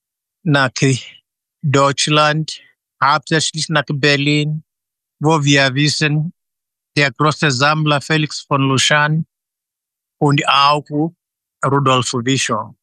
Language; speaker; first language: German; non-native, fluent; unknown